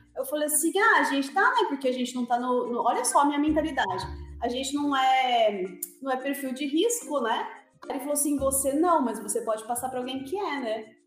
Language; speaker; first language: Portuguese; native; Portuguese